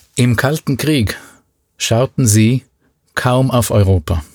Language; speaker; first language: German; non-native, fluent; Hebrew